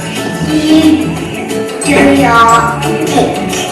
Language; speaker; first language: Welsh; non-native, learner; English